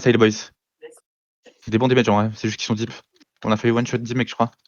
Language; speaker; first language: French; native; French